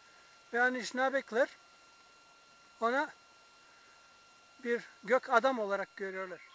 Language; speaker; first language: Turkish; non-native, fluent; English